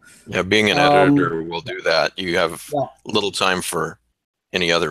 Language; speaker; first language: English; native; English